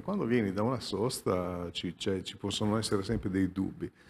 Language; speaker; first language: Italian; native; Italian